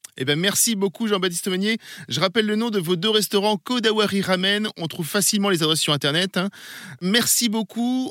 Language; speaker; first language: French; native; French